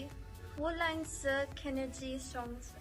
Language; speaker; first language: Chinese; non-native, learner; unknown